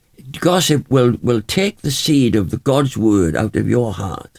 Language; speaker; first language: English; native; English